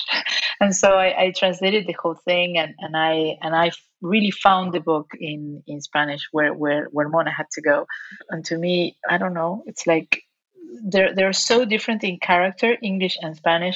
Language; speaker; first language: English; non-native, fluent; Spanish